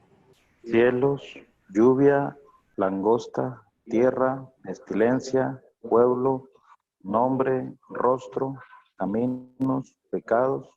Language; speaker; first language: Spanish; native; Spanish